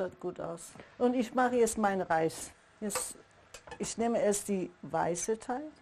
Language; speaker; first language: German; non-native, learner; Persian